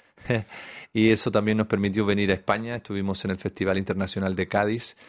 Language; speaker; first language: Spanish; native; Spanish